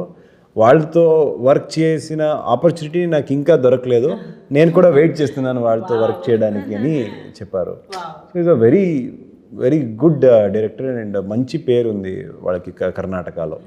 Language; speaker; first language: Telugu; non-native, learner; Kannada